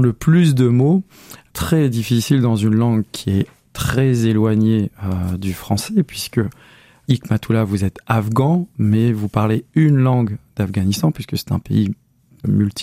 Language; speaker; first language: French; native; French